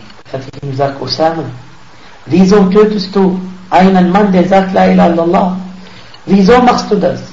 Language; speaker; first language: German; non-native, fluent; Arabic